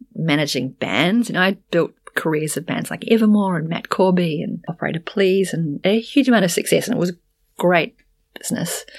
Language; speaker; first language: English; native; English